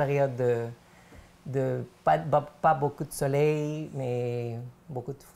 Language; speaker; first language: French; non-native, fluent; Spanish